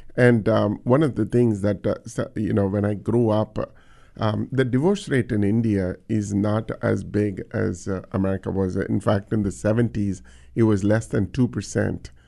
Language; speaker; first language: English; non-native, local second language; Tamil